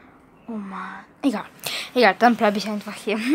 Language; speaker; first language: German; early bilingual, other home language; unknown